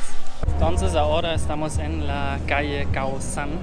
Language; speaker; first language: Spanish; non-native, learner; German